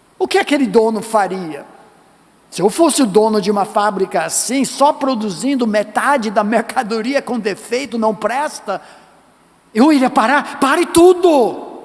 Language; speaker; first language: Portuguese; non-native, fluent; English